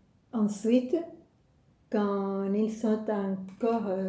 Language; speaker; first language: French; non-native, fluent; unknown